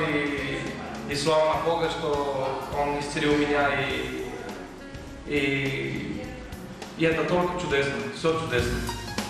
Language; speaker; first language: Russian; non-native, learner; Bulgarian